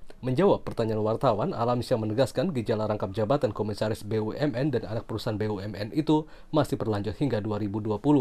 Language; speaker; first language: Indonesian; native; Indonesian